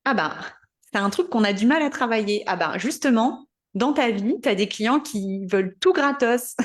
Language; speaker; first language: French; native; French